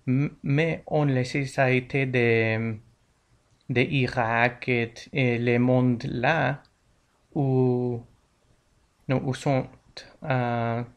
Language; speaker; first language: French; non-native, learner; English